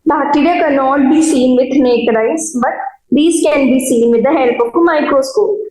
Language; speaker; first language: English; non-native, local second language; Malayalam